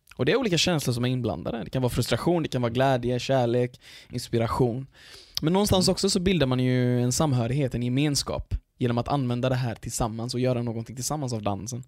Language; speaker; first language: Swedish; early bilingual, other home language; Arabic